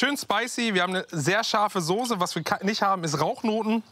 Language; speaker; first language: German; native; German